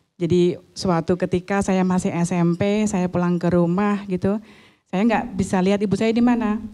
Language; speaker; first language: Indonesian; native; Indonesian